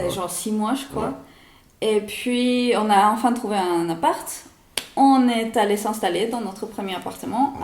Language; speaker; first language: French; non-native, fluent; English